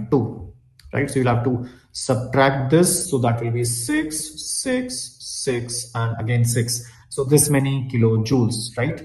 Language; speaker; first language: English; non-native, local second language; Hindi